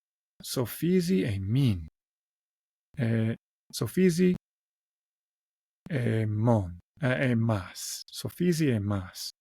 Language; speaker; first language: Greek; non-native, learner; English